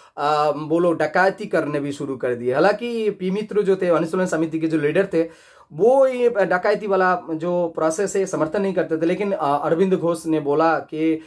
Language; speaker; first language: Hindi; non-native, local second language; Bangla